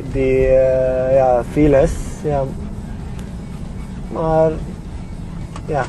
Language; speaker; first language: Dutch; non-native, learner; Estonian